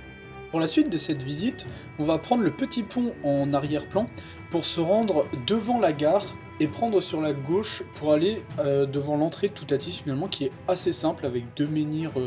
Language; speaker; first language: French; native; French